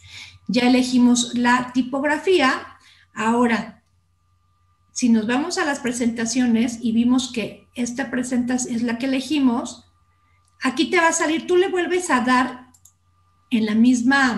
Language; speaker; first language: Spanish; native; Spanish